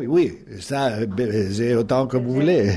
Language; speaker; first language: French; non-native, fluent; Greek